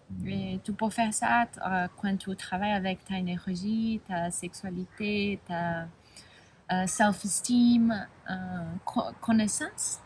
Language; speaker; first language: French; non-native, learner; Spanish